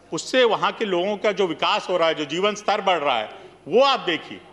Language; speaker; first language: Hindi; native; Hindi